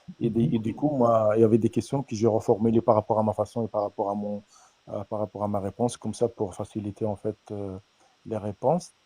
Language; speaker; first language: French; non-native, fluent; Arabic